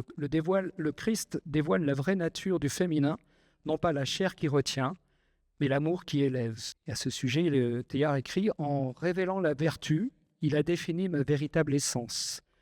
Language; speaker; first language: French; native; French